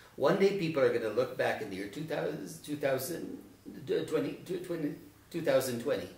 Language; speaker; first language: English; native; English